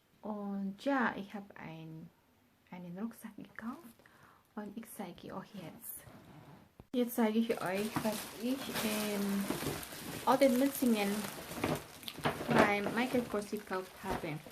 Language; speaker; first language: German; non-native, learner; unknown